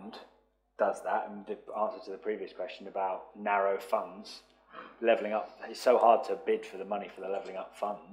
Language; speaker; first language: English; native; English